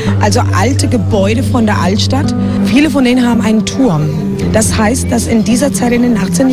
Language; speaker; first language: German; non-native, fluent; Spanish